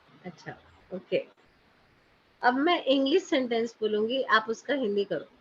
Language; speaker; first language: Hindi; native; Hindi